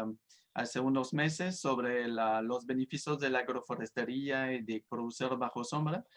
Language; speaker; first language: Spanish; non-native, fluent; French